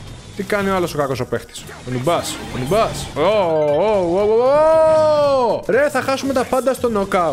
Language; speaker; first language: Greek; native; Greek